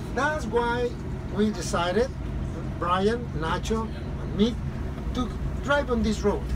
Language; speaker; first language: English; non-native, fluent; Spanish